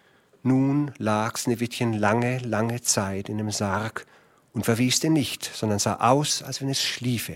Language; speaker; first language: German; native; German